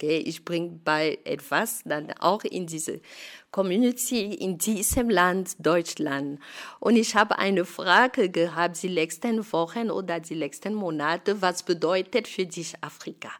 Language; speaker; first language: German; non-native, fluent; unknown